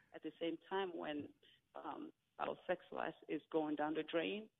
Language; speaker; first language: English; non-native, fluent; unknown